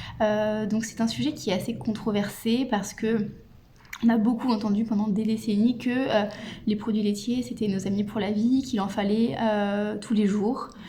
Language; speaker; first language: French; native; French